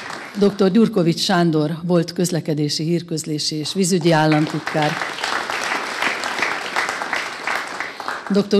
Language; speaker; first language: Hungarian; native; Hungarian